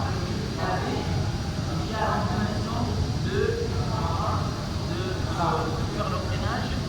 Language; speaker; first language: French; non-native, learner; Arabic